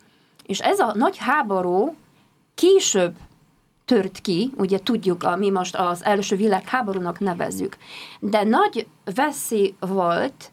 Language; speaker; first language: Hungarian; non-native, fluent; Polish